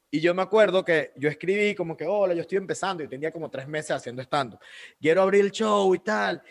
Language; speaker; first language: Spanish; native; Spanish